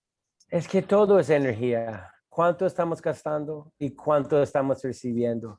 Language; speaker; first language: Spanish; non-native, fluent; English